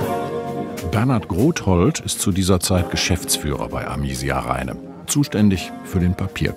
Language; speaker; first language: German; native; German